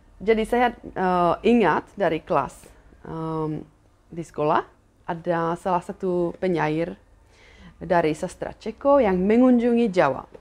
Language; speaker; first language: Indonesian; non-native, fluent; Czech